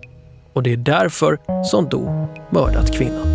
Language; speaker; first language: Swedish; native; Swedish